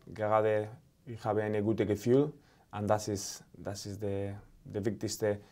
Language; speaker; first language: German; non-native, fluent; Spanish